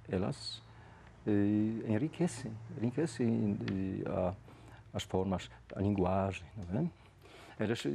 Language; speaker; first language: Portuguese; non-native, fluent; Polish